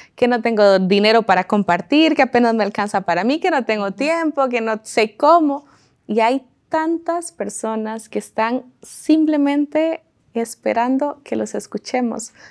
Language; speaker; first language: Spanish; native; Spanish